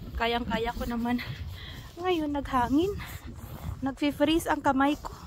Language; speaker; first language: Filipino; native; Filipino